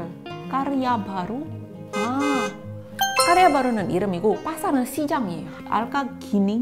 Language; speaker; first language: Korean; non-native, fluent; Indonesian